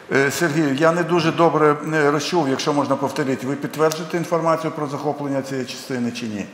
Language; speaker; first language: Ukrainian; non-native, local second language; Russian